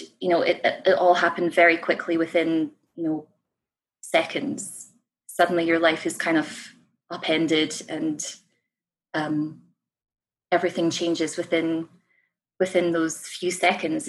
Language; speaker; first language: English; native; English